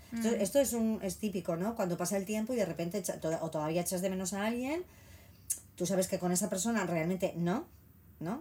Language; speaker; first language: Spanish; native; Spanish